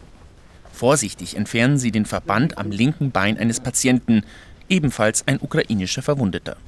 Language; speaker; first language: German; native; German